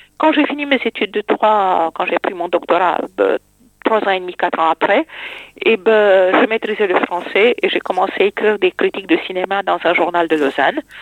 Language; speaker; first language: French; non-native, fluent; Romanian